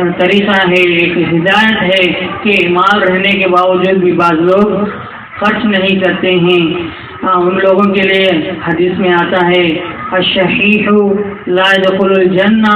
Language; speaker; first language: Urdu; native; Urdu